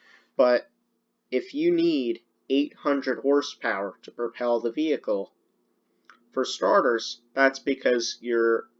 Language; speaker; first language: English; native; English